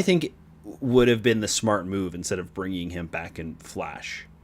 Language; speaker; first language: English; native; English